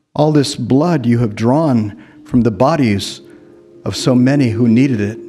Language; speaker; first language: English; early bilingual, other home language; Spanish